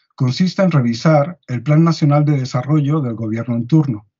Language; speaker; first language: Spanish; native; Spanish